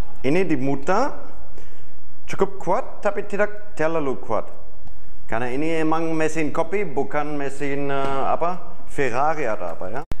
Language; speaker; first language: Indonesian; non-native, fluent; German